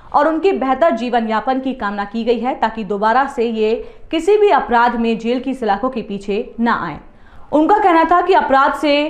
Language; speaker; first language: Hindi; native; Hindi